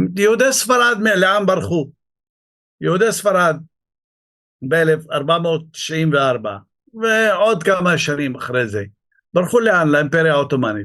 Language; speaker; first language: Hebrew; non-native, local second language; Arabic